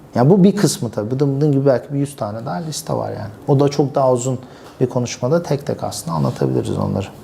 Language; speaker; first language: Turkish; early bilingual, other home language; English